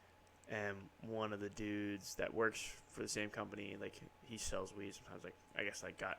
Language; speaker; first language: English; native; English